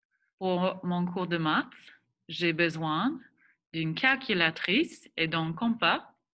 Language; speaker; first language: French; non-native, fluent; English